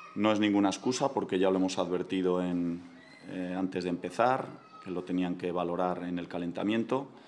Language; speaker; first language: Spanish; native; Spanish